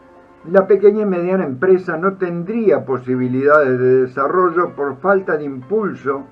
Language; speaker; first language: Spanish; native; Spanish